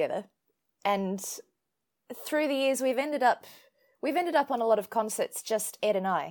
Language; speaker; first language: English; native; English